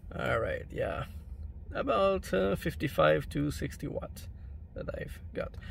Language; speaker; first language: English; non-native, local second language; French